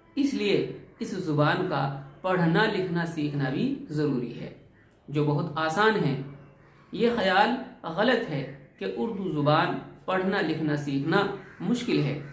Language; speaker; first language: Urdu; native; Urdu